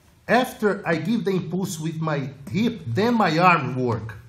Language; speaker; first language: English; non-native, fluent; Portuguese